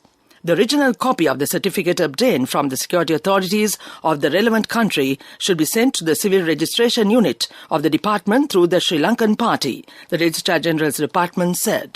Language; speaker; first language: English; non-native, local second language; Sinhala